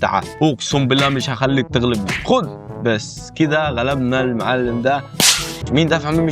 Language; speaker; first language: Arabic; native; Arabic